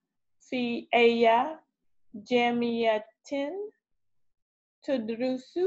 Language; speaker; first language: Arabic; non-native, learner; English